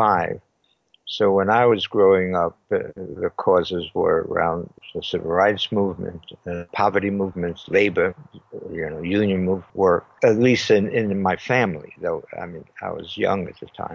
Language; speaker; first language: English; native; English